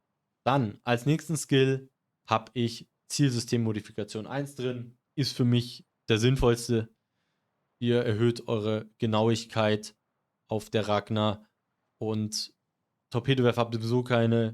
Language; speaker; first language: German; native; German